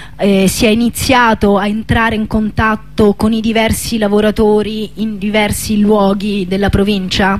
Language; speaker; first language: Italian; native; Italian